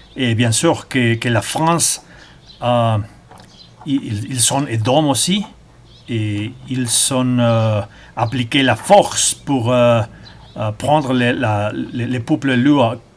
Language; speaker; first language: French; non-native, learner; Spanish